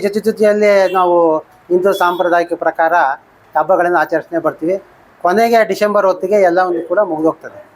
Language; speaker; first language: Kannada; native; Kannada